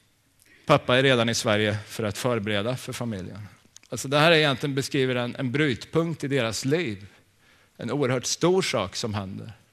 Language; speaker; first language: Swedish; native; Swedish